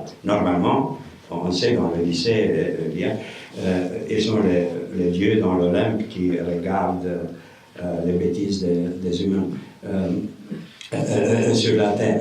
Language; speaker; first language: French; non-native, fluent; Romanian